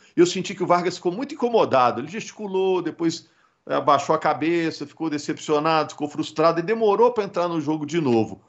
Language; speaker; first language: Portuguese; native; Portuguese